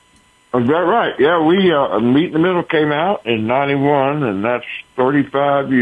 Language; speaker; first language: English; native; English